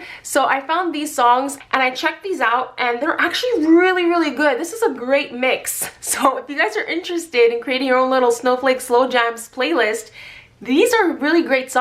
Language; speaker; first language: English; native; English